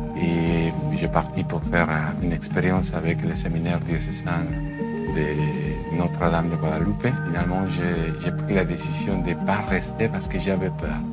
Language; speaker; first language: French; non-native, fluent; Spanish